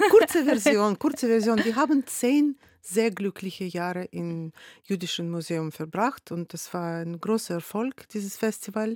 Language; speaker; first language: German; non-native, fluent; Russian